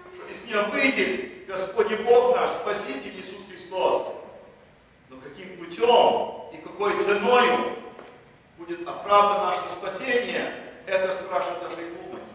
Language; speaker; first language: Russian; early bilingual, heritage; Russian